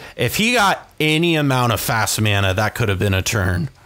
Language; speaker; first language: English; native; English